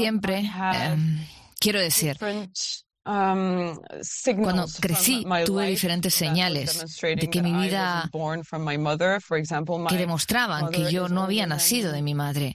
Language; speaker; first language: Spanish; non-native, fluent; French